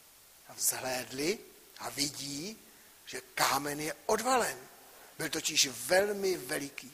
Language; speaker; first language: Czech; native; Czech